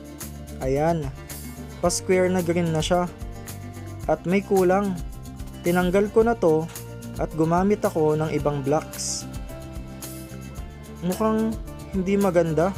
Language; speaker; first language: Filipino; native; Filipino